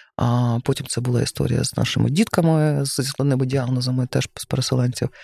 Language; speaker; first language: Ukrainian; native; Ukrainian